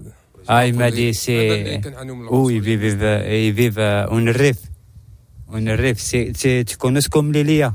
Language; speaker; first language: Spanish; non-native, learner; Arabic